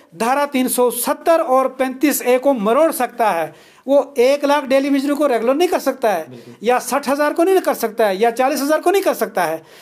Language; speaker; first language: Hindi; non-native, local second language; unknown